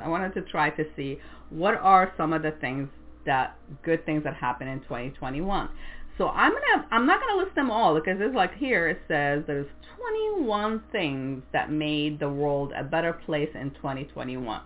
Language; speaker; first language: English; non-native, fluent; French